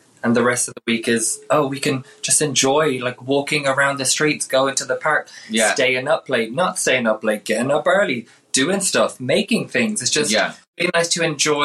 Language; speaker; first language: English; native; English